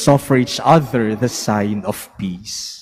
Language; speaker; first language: English; non-native, local second language; Filipino